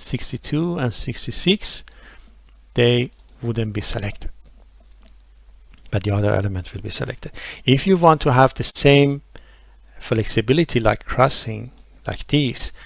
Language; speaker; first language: English; non-native, fluent; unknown